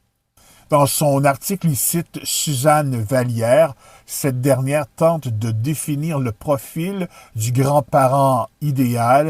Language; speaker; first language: French; native; French